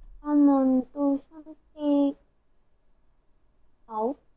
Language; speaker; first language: Chinese; non-native, learner; Korean